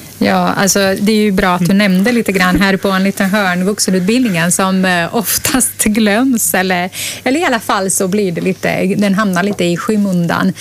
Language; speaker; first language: Swedish; non-native, fluent; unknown